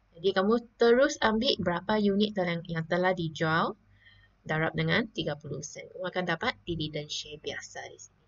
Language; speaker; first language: Malay; non-native, local second language; Chinese